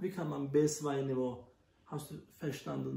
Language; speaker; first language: German; non-native, learner; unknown